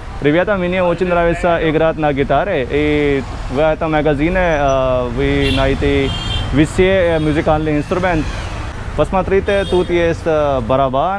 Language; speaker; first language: Russian; non-native, learner; Hindi